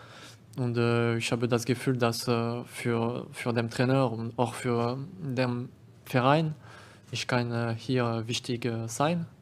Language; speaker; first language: German; non-native, learner; French